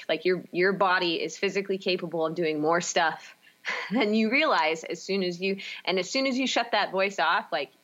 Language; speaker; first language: English; native; English